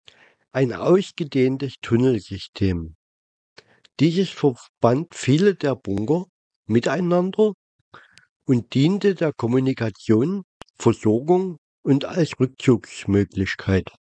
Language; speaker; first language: German; native; German